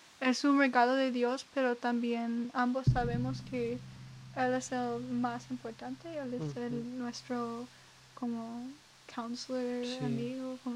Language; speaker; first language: Spanish; non-native, learner; English